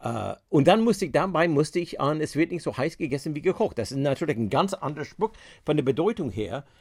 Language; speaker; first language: German; non-native, fluent; English